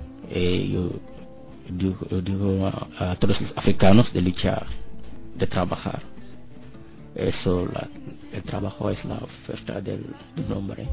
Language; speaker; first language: Spanish; non-native, learner; French